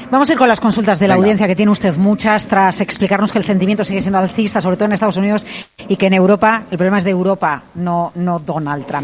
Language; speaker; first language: Spanish; native; Spanish